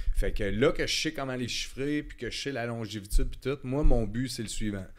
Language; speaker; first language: French; native; French